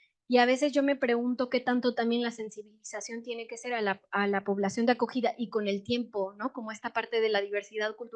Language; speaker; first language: Spanish; native; Spanish